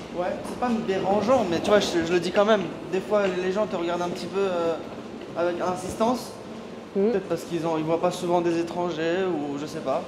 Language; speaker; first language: French; native; French